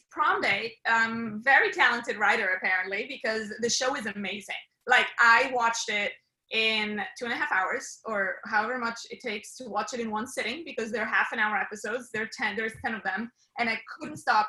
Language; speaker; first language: English; non-native, fluent; German